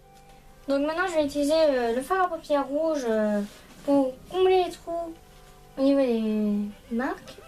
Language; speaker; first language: French; native; French